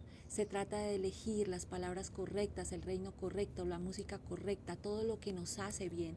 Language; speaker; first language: Spanish; native; Spanish